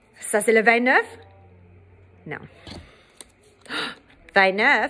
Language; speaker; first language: French; non-native, fluent; English